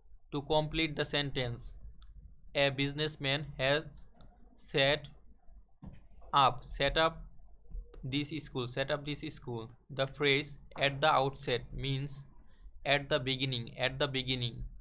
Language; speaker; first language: English; non-native, local second language; Bangla